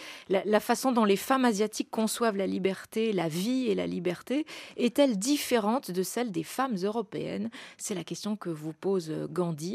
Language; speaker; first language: French; native; French